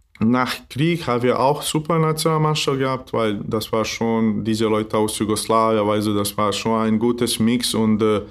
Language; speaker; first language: German; non-native, learner; Bosnian